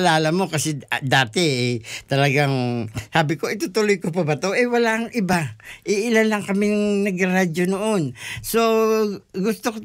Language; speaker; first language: Filipino; non-native, local second language; Bikol